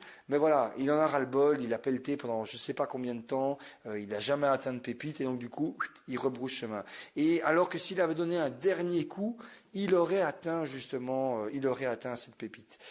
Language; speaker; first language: French; native; French